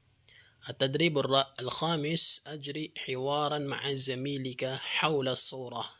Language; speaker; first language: Arabic; non-native, fluent; Filipino